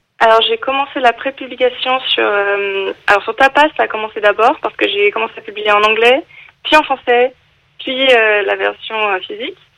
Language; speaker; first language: French; non-native, fluent; English